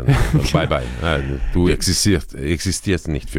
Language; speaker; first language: German; non-native, fluent; Croatian